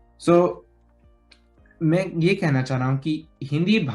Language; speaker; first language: Hindi; early bilingual, heritage; Hindi